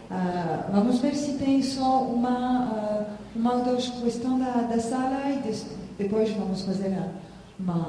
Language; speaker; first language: Portuguese; non-native, fluent; French